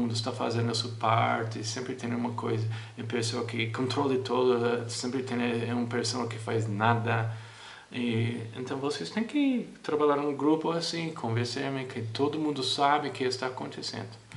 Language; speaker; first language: Portuguese; non-native, fluent; English